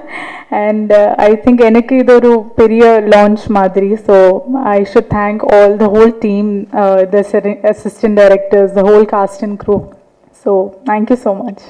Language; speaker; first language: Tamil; non-native, learner; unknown